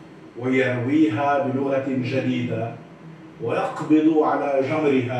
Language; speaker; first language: Arabic; native; Arabic